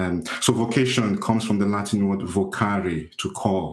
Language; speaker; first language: English; non-native, local second language; Igbo